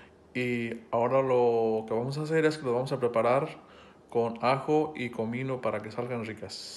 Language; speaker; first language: Spanish; native; Spanish